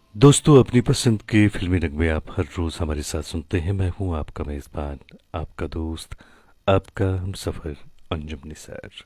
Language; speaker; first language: Hindi; non-native, local second language; Kashmiri